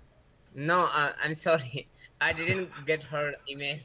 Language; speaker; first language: English; non-native, learner; Pashto